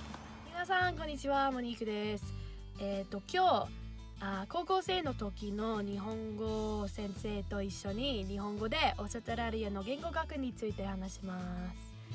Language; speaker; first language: Japanese; non-native, learner; English